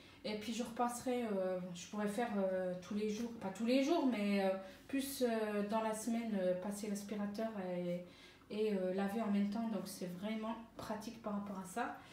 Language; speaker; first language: French; native; French